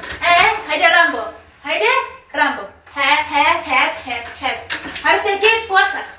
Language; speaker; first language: Arabic; native; Arabic